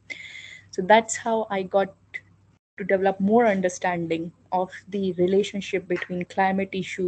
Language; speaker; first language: English; non-native, local second language; Hindi